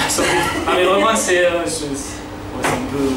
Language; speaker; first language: French; native; French